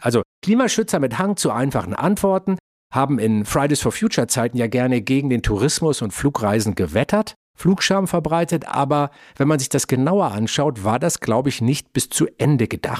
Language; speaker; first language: German; native; German